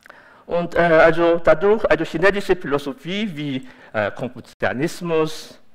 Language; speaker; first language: German; non-native, fluent; Korean